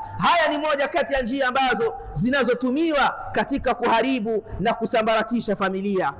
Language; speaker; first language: Swahili; native; Swahili